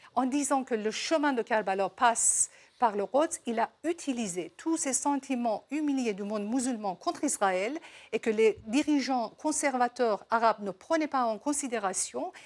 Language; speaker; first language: French; non-native, fluent; Persian